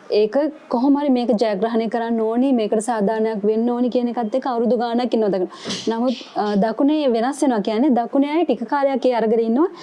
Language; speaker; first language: Sinhala; native; Sinhala